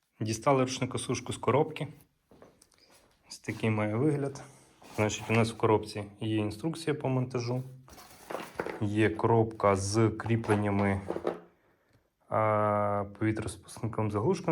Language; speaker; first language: Ukrainian; native; Ukrainian